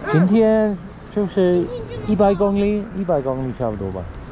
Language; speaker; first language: Chinese; non-native, learner; English